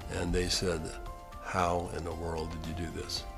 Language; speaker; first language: English; native; English